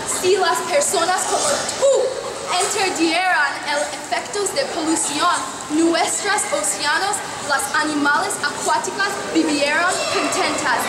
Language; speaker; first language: Spanish; non-native, learner; English